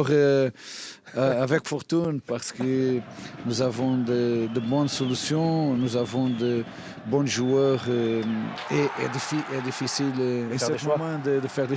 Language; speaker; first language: French; non-native, fluent; Portuguese